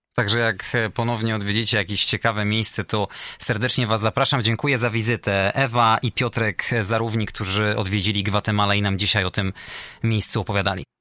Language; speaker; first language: Polish; native; Polish